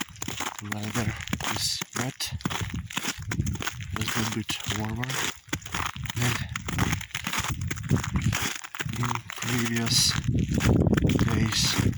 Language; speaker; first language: English; non-native, learner; Ukrainian